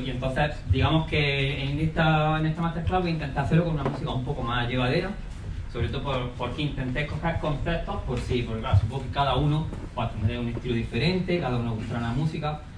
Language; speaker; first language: Spanish; native; Spanish